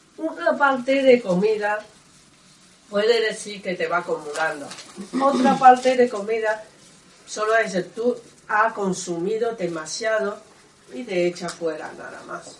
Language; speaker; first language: Spanish; non-native, learner; Chinese